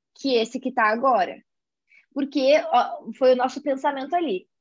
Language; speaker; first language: Portuguese; native; Portuguese